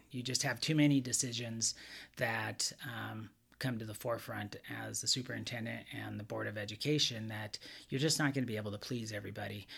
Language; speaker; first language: English; native; English